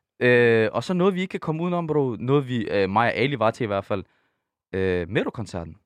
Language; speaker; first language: Danish; early bilingual, other home language; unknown